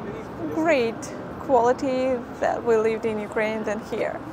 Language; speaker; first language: English; non-native, fluent; Ukrainian